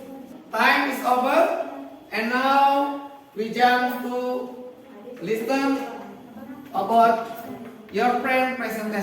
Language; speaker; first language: English; non-native, fluent; Indonesian